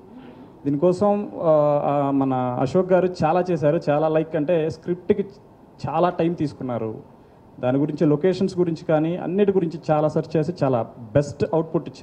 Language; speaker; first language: Telugu; native; Telugu